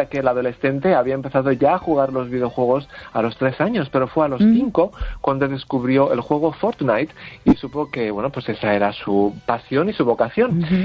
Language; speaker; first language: Spanish; native; Spanish